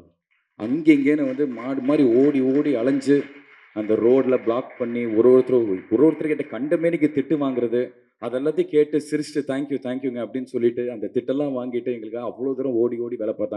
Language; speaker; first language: Tamil; native; Tamil